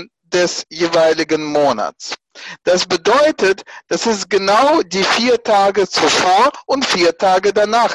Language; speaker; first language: German; non-native, fluent; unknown